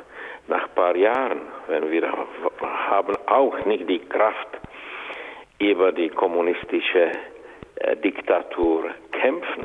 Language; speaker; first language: German; non-native, fluent; Czech